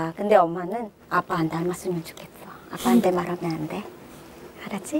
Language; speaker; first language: Korean; non-native, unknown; Khmer